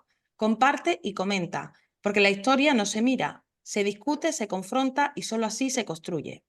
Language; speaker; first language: Spanish; native; Spanish